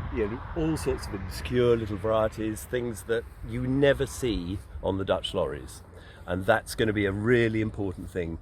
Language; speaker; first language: English; native; English